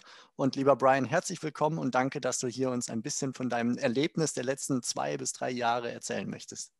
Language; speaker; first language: German; native; German